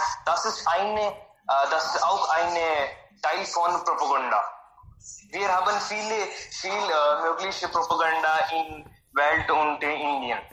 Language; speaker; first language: German; non-native, learner; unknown